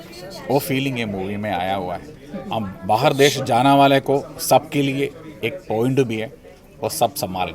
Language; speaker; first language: Hindi; non-native, local second language; Malayalam